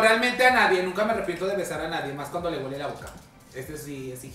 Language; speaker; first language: Spanish; native; Spanish